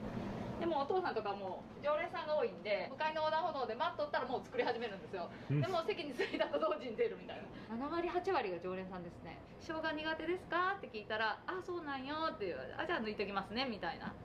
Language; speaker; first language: Japanese; native; Japanese